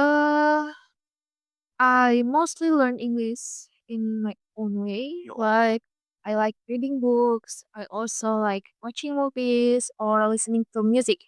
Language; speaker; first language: English; non-native, fluent; Indonesian